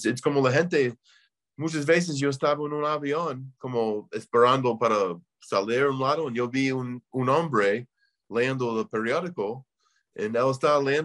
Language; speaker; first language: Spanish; non-native, learner; English